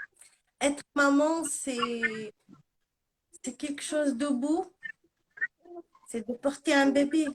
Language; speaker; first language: French; non-native, local second language; Arabic